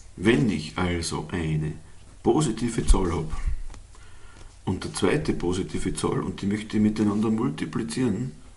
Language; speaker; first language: German; native; German